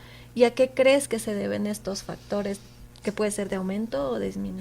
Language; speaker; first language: Spanish; native; Spanish